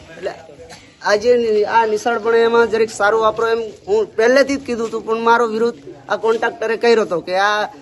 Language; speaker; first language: Gujarati; non-native, local second language; Rathawi